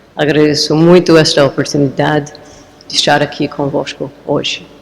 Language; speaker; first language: Portuguese; non-native, learner; English